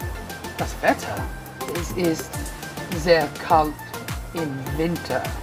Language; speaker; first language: German; non-native, learner; English